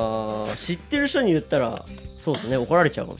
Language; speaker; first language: Japanese; native; Japanese